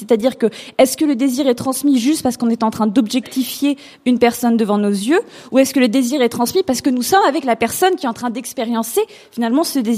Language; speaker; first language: French; native; French